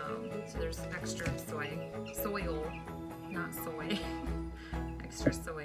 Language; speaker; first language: English; native; English